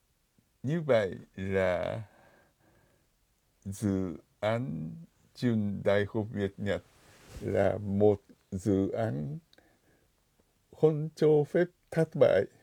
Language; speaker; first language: Vietnamese; non-native, fluent; Japanese